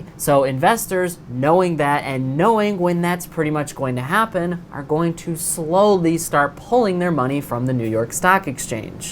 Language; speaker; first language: English; native; English